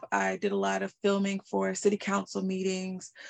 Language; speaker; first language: English; native; English